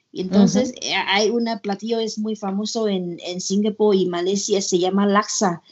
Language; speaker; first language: Spanish; non-native, learner; Thai